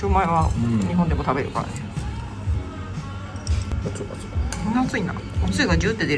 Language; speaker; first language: Japanese; native; Japanese